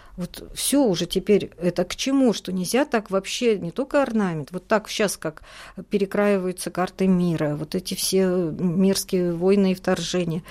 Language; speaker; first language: Russian; native; Russian